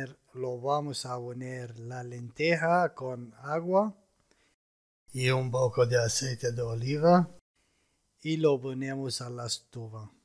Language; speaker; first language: Spanish; non-native, fluent; Arabic